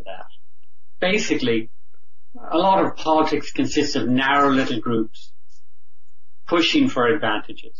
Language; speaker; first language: English; native; English